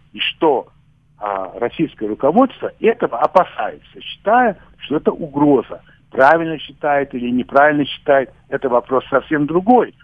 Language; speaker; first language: Russian; non-native, fluent; English